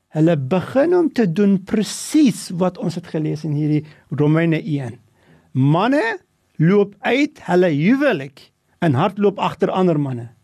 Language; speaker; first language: Afrikaans; non-native, local second language; English